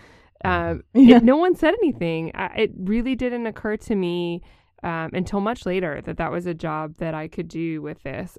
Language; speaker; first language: English; native; English